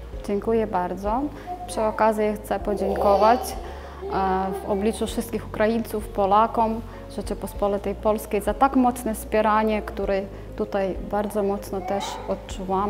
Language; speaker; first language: Polish; non-native, fluent; Ukrainian